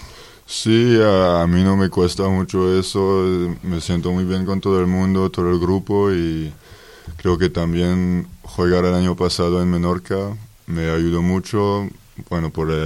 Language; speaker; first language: Spanish; non-native, fluent; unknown